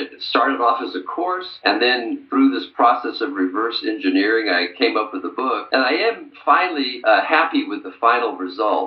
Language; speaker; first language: English; native; English